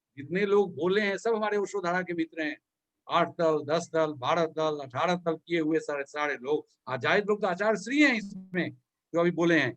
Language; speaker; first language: Hindi; native; Hindi